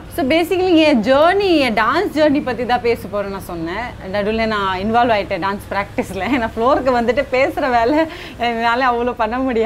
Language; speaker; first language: English; non-native, local second language; Assamese